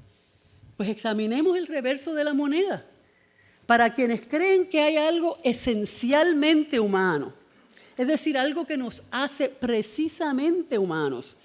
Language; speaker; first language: Spanish; native; Spanish